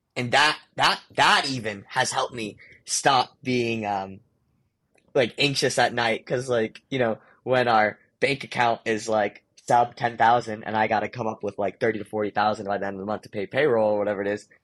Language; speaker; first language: English; early bilingual, other home language; Hindi